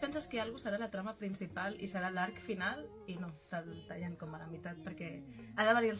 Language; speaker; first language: Catalan; native; Catalan